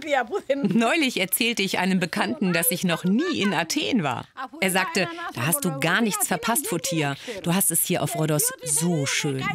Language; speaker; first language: German; native; German